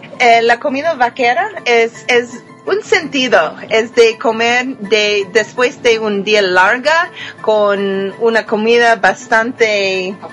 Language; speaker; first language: Spanish; non-native, fluent; English